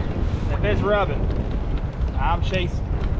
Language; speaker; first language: English; native; English